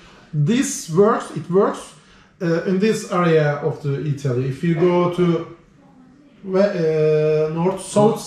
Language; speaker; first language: English; non-native, fluent; Turkish